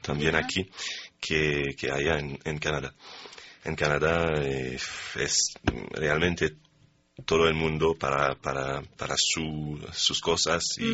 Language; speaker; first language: Spanish; non-native, fluent; French